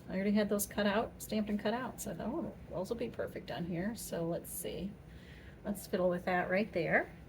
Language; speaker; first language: English; native; English